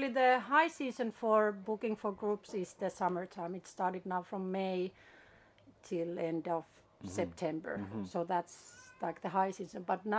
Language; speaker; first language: English; non-native, fluent; Finnish